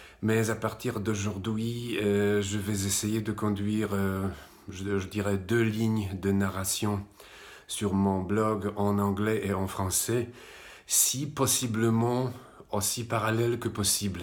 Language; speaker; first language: French; non-native, fluent; Polish